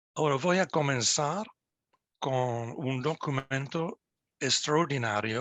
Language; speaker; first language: Spanish; non-native, learner; English